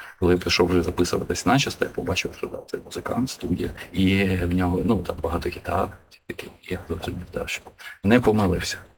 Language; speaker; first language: Ukrainian; non-native, local second language; Russian